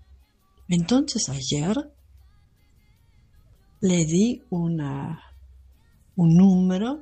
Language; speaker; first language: Spanish; non-native, fluent; German